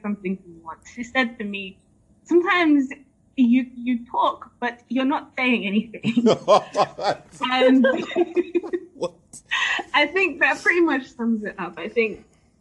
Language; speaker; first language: English; native; English